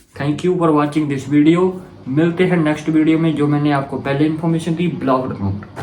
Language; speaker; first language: Hindi; non-native, local second language; Punjabi